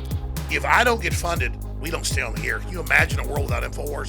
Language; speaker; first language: English; native; English